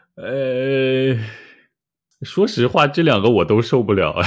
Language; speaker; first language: Chinese; native; Chinese